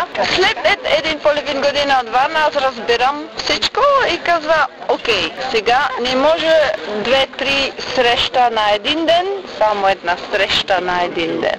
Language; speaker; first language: Bulgarian; non-native, learner; Dutch